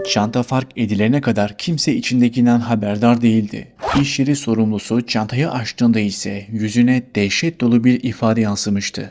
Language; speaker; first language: Turkish; native; Turkish